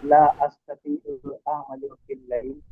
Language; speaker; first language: Arabic; non-native, learner; Urdu